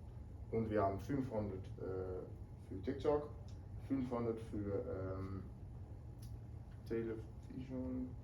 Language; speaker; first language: German; non-native, learner; Dutch